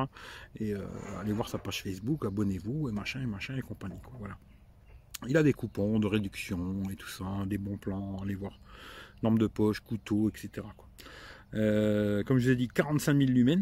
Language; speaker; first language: French; native; French